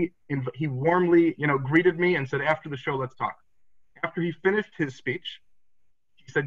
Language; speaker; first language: English; native; English